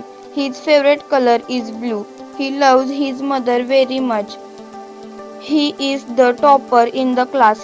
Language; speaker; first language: English; non-native, learner; Marathi